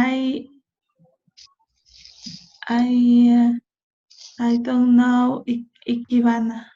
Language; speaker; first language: English; non-native, learner; Spanish